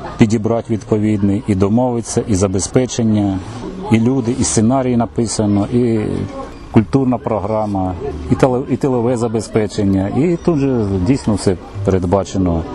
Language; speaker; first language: Ukrainian; native; Ukrainian